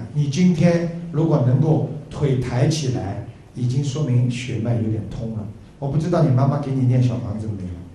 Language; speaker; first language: Chinese; native; Chinese